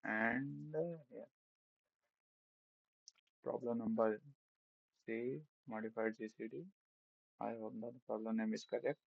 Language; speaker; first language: English; non-native, local second language; Hindi